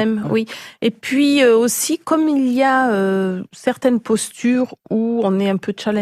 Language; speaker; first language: French; native; French